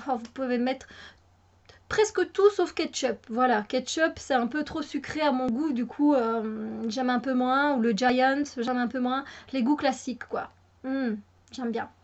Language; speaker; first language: French; native; French